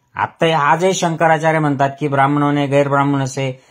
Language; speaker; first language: Hindi; non-native, local second language; Marathi